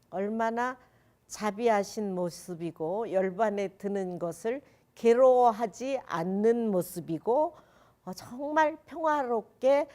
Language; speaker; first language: Korean; native; Korean